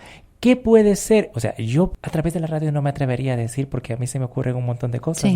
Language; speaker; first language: Spanish; native; Spanish